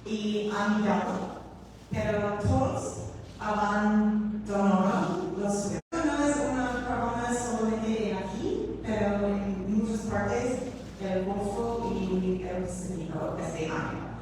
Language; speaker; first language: Spanish; non-native, learner; English